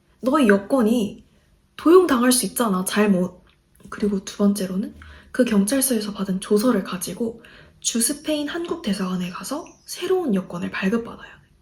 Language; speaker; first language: Korean; native; Korean